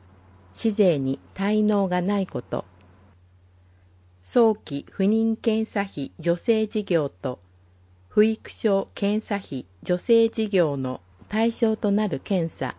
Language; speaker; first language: Japanese; native; Japanese